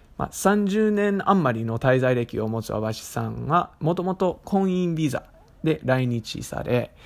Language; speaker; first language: Japanese; non-native, fluent; English